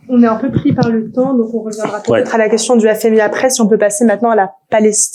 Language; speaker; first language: French; native; French